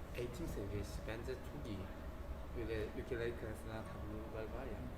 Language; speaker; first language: Turkish; non-native, learner; Korean